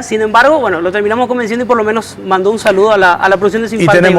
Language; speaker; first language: Spanish; native; Spanish